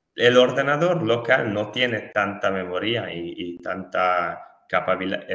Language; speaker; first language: Spanish; non-native, fluent; Hungarian